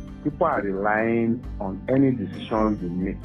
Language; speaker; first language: English; non-native, local second language; Yoruba